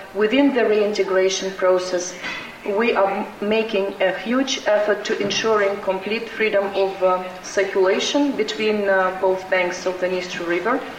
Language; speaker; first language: English; non-native, fluent; Romanian